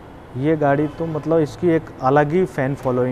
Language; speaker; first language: Hindi; native; Hindi